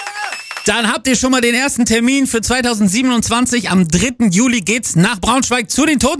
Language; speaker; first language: German; native; German